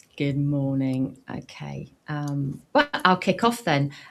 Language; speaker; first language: English; native; English